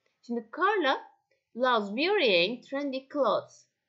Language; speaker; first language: English; non-native, fluent; Turkish